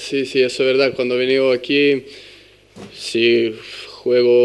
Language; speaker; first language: Spanish; non-native, learner; Serbian